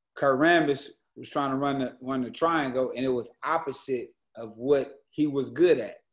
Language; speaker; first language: English; native; English